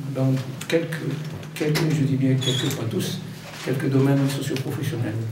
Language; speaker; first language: French; non-native, local second language; Arabic